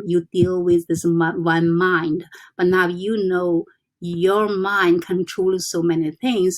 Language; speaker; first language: English; non-native, fluent; Chinese